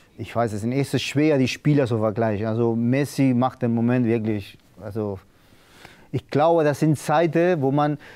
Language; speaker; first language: German; non-native, learner; Spanish